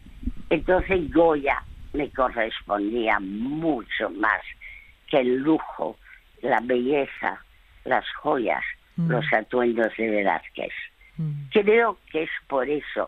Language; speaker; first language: Spanish; early bilingual, other home language; French